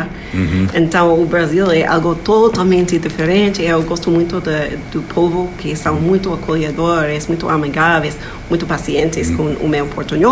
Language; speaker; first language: Portuguese; non-native, fluent; English